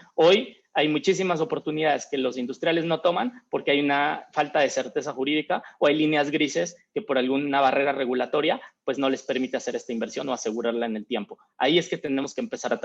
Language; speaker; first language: Spanish; native; Spanish